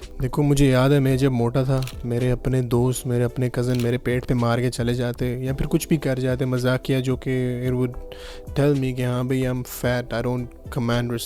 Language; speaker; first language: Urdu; non-native, local second language; Punjabi